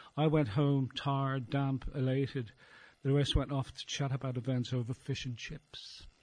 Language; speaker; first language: English; native; English